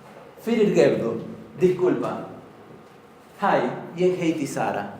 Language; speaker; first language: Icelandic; non-native, learner; Spanish